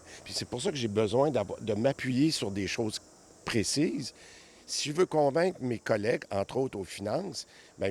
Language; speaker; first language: French; native; French